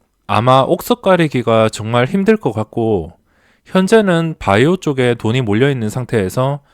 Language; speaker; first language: Korean; native; Korean